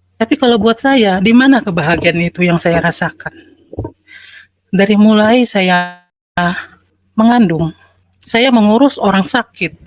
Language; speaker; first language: Indonesian; native; Indonesian